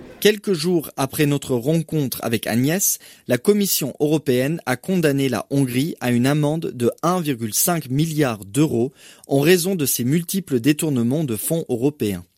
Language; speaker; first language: French; native; French